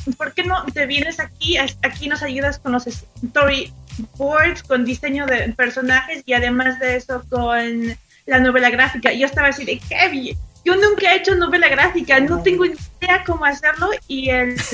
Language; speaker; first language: Spanish; early bilingual, other home language; English